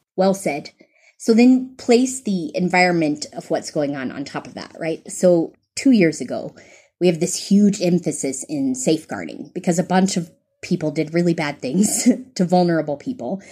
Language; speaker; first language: English; native; English